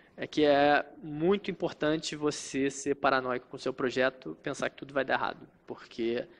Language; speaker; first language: Portuguese; native; Portuguese